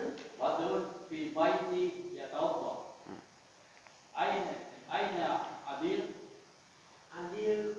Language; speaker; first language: Arabic; non-native, learner; Indonesian